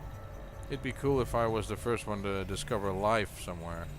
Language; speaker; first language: English; native; English